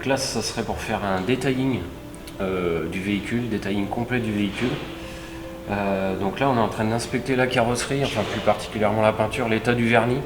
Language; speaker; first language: French; native; French